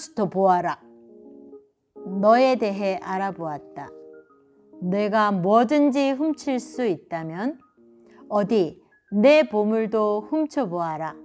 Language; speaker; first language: Korean; native; Korean